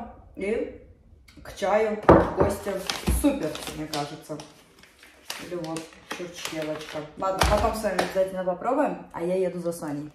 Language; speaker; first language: Russian; native; Russian